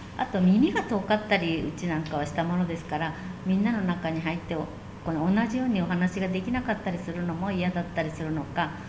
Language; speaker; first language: Japanese; native; Japanese